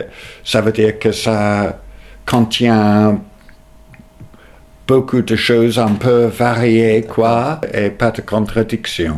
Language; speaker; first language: French; non-native, fluent; English